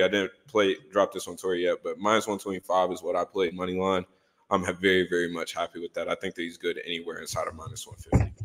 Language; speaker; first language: English; native; English